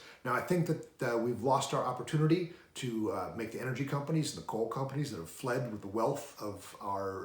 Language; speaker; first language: English; native; English